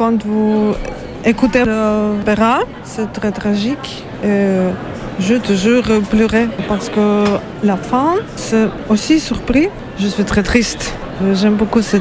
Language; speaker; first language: French; non-native, learner; Ukrainian